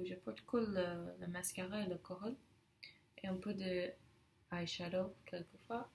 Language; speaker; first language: French; non-native, learner; English